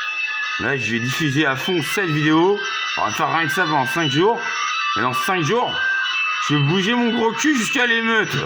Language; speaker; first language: French; native; French